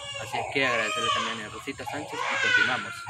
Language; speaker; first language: Spanish; native; Spanish